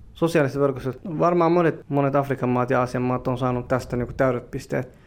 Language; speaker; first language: Finnish; early bilingual, other home language; Somali